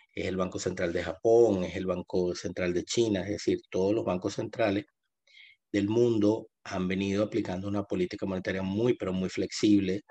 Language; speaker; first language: Spanish; native; Spanish